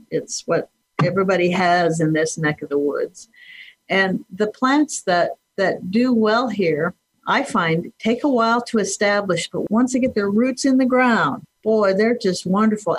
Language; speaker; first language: English; native; English